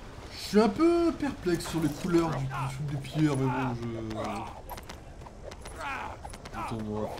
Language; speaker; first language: French; native; French